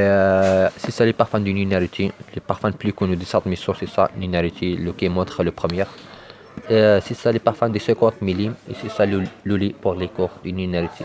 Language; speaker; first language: French; non-native, learner; Arabic